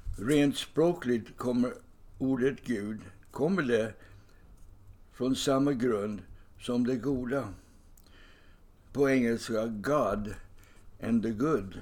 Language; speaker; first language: Swedish; non-native, fluent; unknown